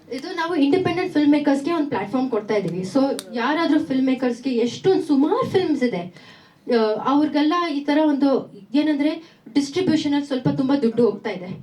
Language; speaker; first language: Kannada; non-native, local second language; Tamil